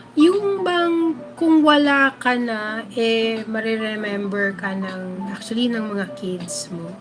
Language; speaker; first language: Filipino; non-native, local second language; Hiligaynon